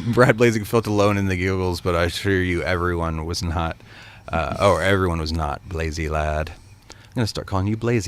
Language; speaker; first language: English; native; English